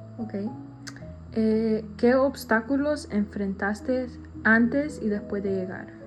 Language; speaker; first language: Spanish; early bilingual, heritage; Spanish